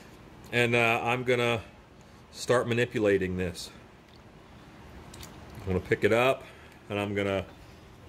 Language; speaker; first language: English; native; English